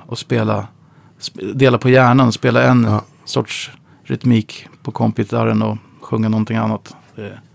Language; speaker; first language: Swedish; native; Swedish